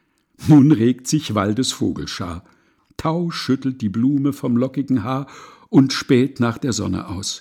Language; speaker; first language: German; native; German